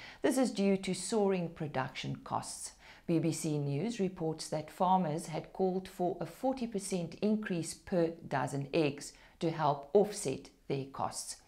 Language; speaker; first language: English; non-native, local second language; Afrikaans